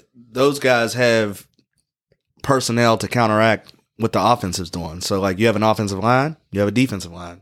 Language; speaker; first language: English; native; English